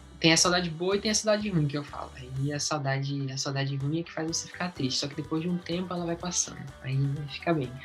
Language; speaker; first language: Portuguese; early bilingual, heritage; Portuguese